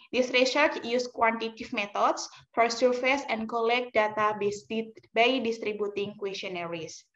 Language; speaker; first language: English; non-native, learner; Indonesian